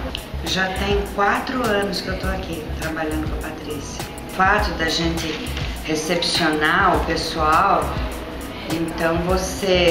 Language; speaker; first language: Portuguese; native; Portuguese